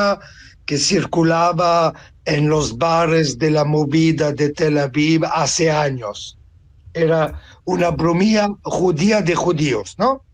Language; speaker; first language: Spanish; non-native, fluent; Italian